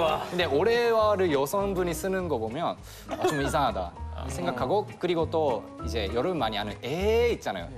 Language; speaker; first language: Korean; non-native, fluent; Japanese